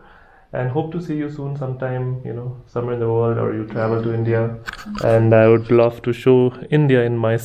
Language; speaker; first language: English; non-native, local second language; Hindi